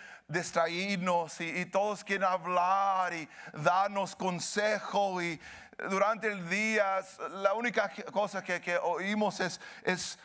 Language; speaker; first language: Spanish; early bilingual, heritage; Spanish